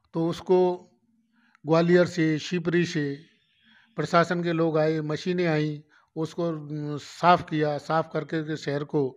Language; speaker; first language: Hindi; native; Hindi